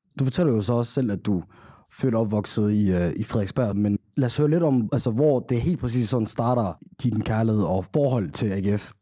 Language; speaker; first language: Danish; early bilingual, other home language; Somali